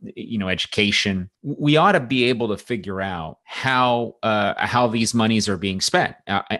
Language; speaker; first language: English; native; English